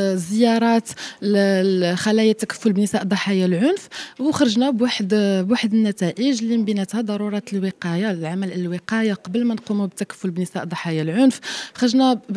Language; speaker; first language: Arabic; native; Arabic